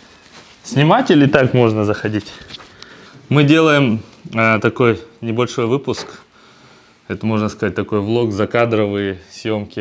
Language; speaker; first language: Russian; native; Russian